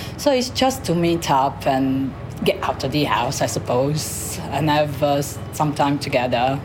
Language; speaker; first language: English; non-native, fluent; Italian